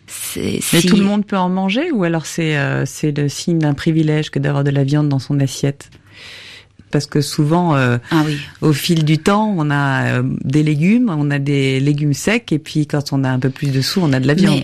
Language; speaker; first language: French; native; French